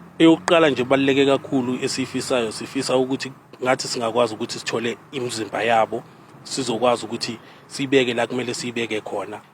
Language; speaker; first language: Zulu; native; Zulu